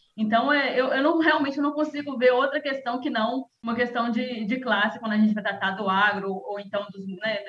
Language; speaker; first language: Portuguese; native; Portuguese